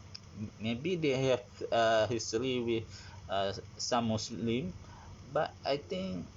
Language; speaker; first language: English; non-native, learner; Malay